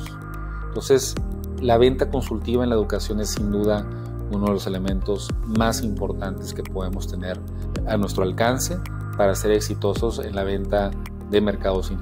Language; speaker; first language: Spanish; native; Spanish